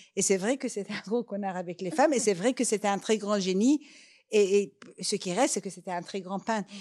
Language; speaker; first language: French; non-native, fluent; Persian